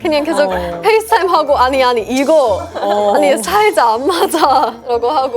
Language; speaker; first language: Korean; early bilingual, heritage; English